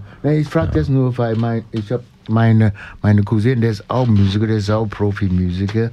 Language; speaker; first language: German; non-native, learner; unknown